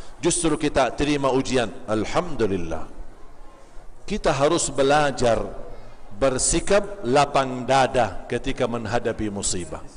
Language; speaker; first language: Malay; non-native, fluent; Arabic